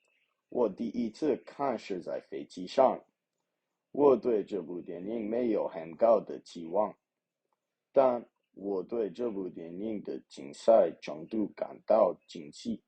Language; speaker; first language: Chinese; non-native, learner; English